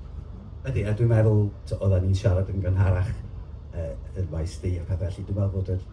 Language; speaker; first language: Welsh; native; Welsh